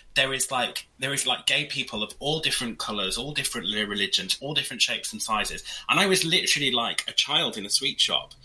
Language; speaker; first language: English; native; English